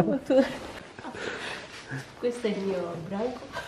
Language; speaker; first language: Italian; non-native, fluent; Japanese